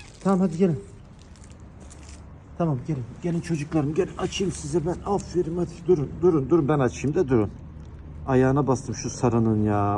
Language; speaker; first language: Turkish; native; Turkish